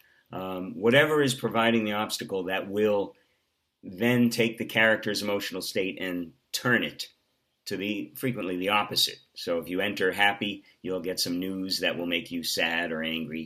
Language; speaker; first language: English; native; English